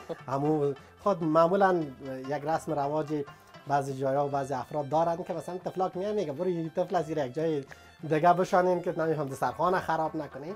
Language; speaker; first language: Persian; native; Persian